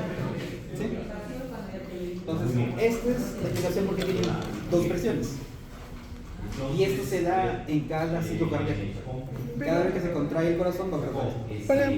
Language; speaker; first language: Spanish; native; Spanish